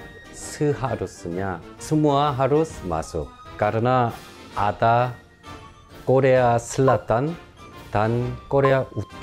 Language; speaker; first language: Indonesian; non-native, local second language; Korean